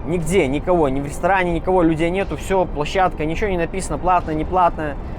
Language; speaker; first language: Russian; native; Russian